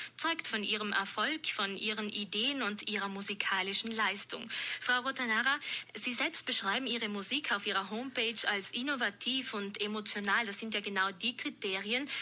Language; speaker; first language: German; native; German